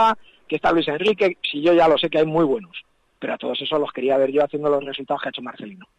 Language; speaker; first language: Spanish; native; Spanish